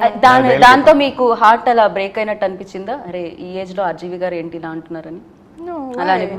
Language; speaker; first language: Telugu; native; Telugu